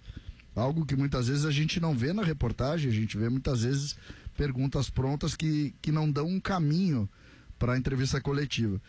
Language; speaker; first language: Portuguese; native; Portuguese